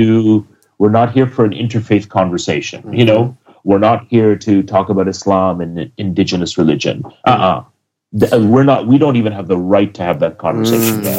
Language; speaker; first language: English; native; English